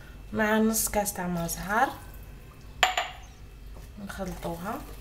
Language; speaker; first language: Arabic; native; Arabic